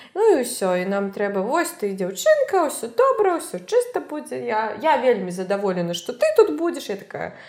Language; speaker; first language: Belarusian; native; Belarusian